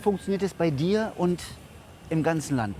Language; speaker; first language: German; native; German